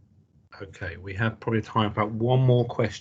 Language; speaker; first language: English; native; English